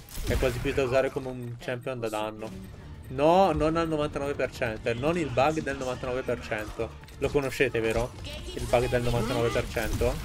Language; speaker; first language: Italian; native; Italian